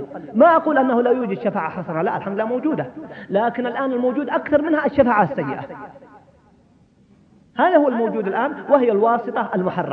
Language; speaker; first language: Arabic; native; Arabic